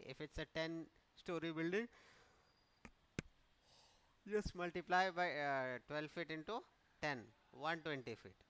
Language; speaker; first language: English; non-native, local second language; Hindi